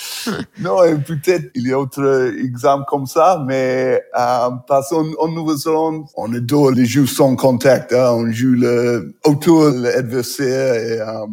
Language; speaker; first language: French; non-native, fluent; English